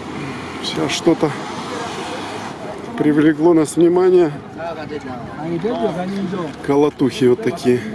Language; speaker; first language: Russian; native; Russian